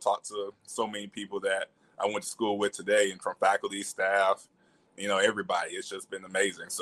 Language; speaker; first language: English; native; English